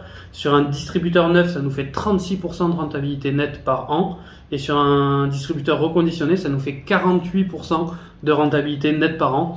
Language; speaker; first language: French; native; French